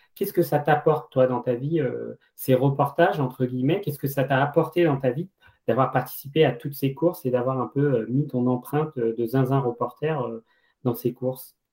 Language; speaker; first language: French; native; French